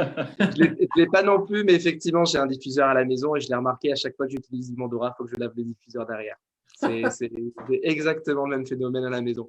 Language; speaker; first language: French; native; French